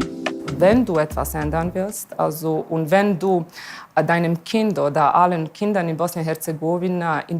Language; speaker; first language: German; early bilingual, other home language; Bosnian